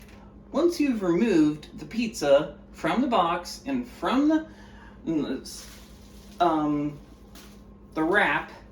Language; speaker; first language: English; native; English